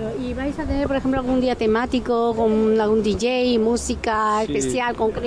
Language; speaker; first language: Spanish; native; Spanish